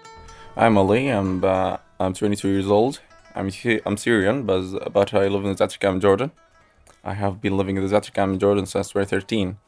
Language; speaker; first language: English; non-native, learner; Arabic